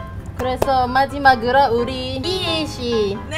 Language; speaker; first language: Korean; non-native, fluent; Malay